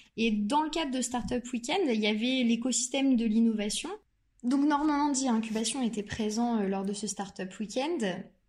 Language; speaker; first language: French; native; French